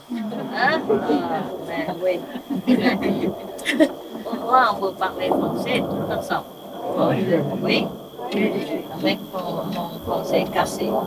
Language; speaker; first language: French; non-native, learner; Vietnamese